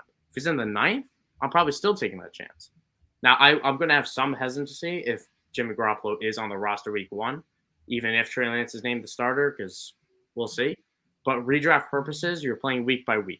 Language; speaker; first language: English; native; English